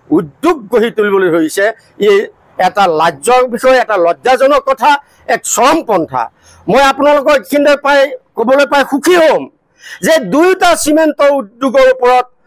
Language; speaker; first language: Assamese; native; Assamese